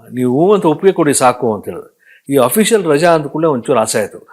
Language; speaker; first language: Kannada; native; Kannada